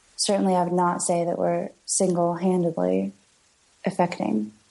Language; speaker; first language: English; native; English